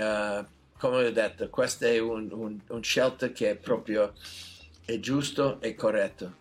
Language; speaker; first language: Italian; non-native, learner; English